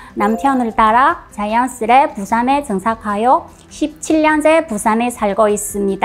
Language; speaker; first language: Korean; non-native, fluent; Chinese